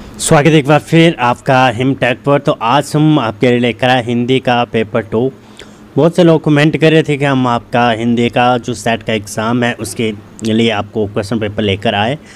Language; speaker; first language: Hindi; native; Hindi